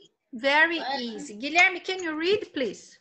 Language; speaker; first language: English; non-native, fluent; Portuguese